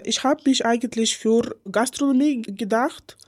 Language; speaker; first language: German; non-native, learner; Ukrainian